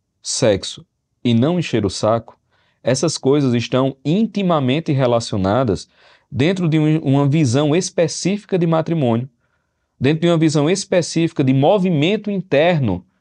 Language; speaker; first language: Portuguese; native; Portuguese